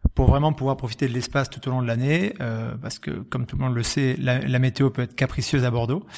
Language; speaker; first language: French; native; French